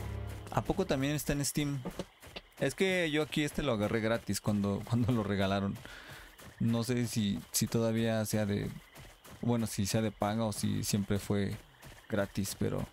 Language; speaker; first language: Spanish; native; Spanish